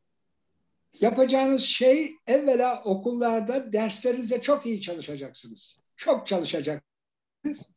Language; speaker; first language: Turkish; native; Turkish